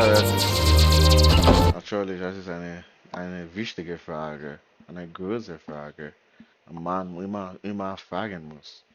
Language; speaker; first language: German; non-native, learner; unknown